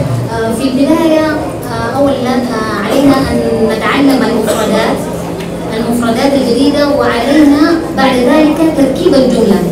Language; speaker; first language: Arabic; early bilingual, other home language; Indonesian